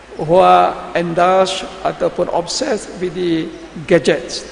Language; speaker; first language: English; non-native, local second language; Malay